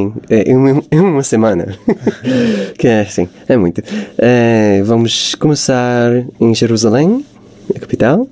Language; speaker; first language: Portuguese; non-native, fluent; Hebrew